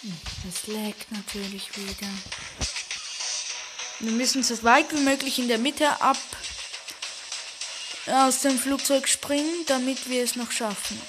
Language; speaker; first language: German; native; German